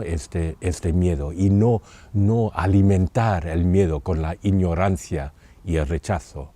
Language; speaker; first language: Spanish; non-native, fluent; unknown